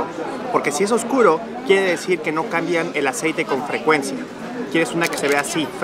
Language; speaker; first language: Spanish; native; Spanish